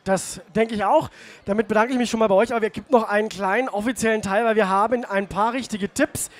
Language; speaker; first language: German; native; German